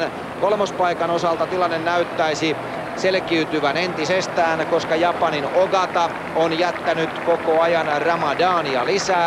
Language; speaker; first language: Finnish; native; Finnish